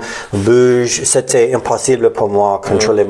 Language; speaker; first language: French; non-native, learner; English